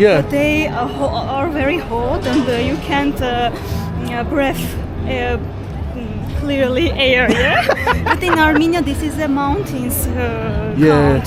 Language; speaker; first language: English; non-native, learner; Armenian